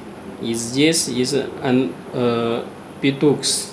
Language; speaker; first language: Russian; non-native, learner; Chinese